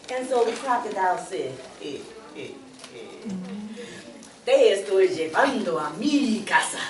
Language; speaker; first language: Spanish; non-native, learner; English